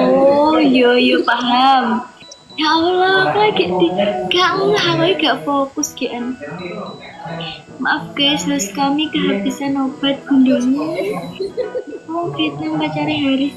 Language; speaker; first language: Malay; non-native, learner; Vietnamese